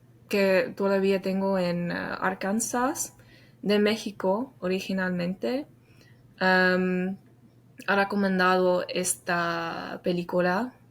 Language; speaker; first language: Spanish; non-native, fluent; English